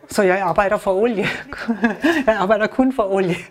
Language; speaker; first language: Danish; non-native, learner; German